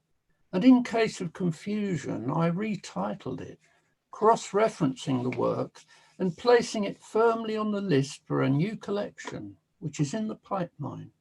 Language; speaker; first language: English; native; English